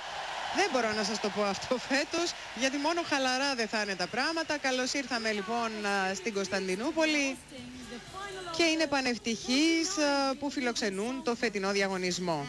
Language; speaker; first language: Greek; native; Greek